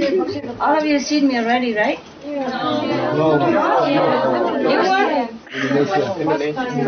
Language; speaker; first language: English; non-native, learner; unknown